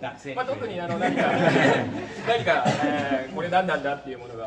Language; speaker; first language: Japanese; native; Japanese